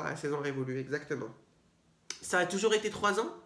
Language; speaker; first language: French; native; French